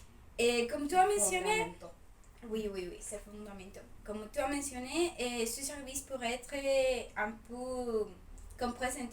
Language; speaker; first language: French; non-native, fluent; Spanish